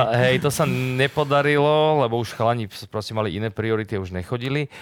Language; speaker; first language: Slovak; native; Slovak